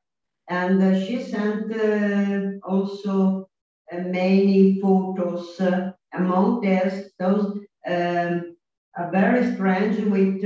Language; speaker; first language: English; non-native, learner; Italian